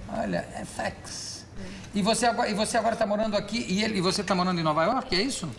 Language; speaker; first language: Portuguese; native; Portuguese